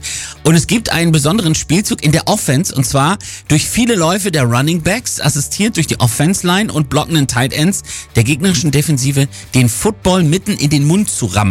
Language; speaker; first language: German; native; German